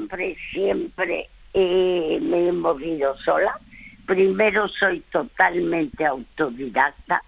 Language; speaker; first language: Spanish; early bilingual, other home language; French